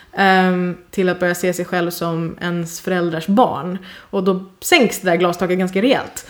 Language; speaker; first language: Swedish; early bilingual, other home language; Persian